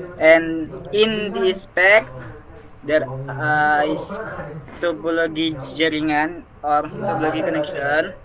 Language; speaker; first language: English; non-native, learner; Indonesian